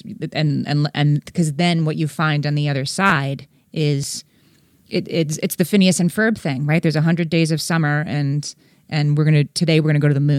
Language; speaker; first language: English; native; English